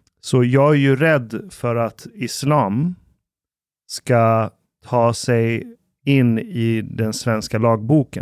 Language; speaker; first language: Swedish; early bilingual, other home language; Persian